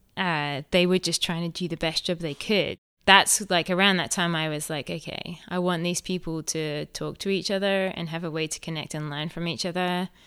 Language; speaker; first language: English; native; English